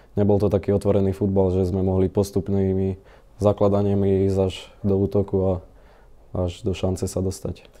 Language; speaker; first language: Slovak; native; Slovak